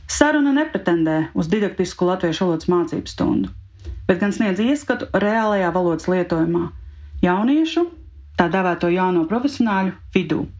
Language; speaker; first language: Latvian; native; Latvian